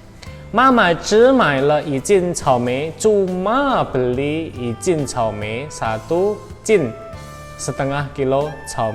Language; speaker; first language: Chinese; non-native, fluent; Indonesian